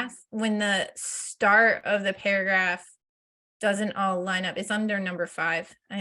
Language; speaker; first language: English; native; English